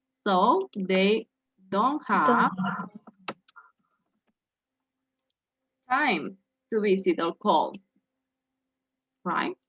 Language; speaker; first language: English; non-native, fluent; Spanish